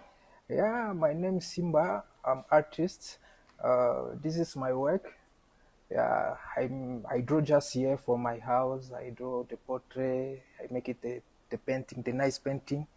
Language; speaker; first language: English; non-native, learner; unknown